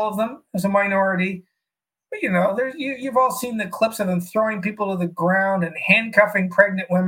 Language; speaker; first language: English; native; English